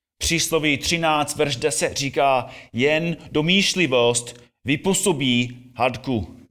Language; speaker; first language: Czech; non-native, fluent; English